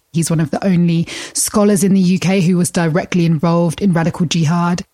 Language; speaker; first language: English; native; English